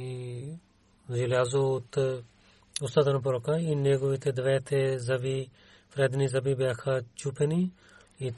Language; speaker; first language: Bulgarian; non-native, learner; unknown